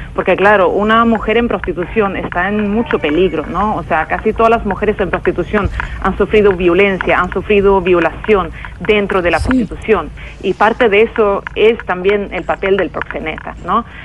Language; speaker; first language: Spanish; non-native, fluent; Swedish